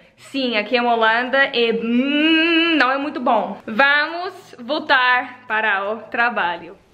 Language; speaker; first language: Portuguese; non-native, learner; Dutch